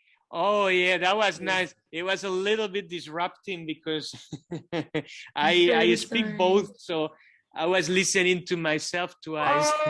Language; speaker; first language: English; non-native, fluent; Kabuverdianu